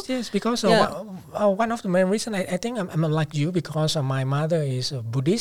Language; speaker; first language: English; non-native, fluent; Thai